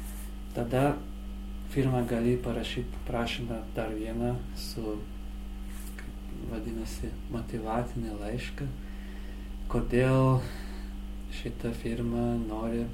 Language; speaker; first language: Lithuanian; non-native, learner; Azerbaijani